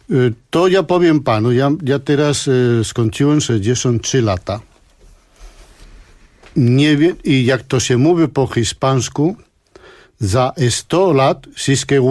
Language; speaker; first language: Polish; non-native, fluent; Spanish